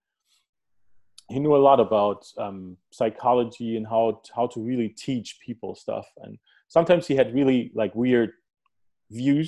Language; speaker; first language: English; early bilingual, other home language; German